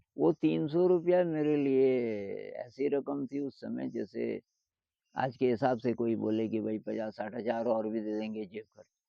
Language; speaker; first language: Hindi; native; Hindi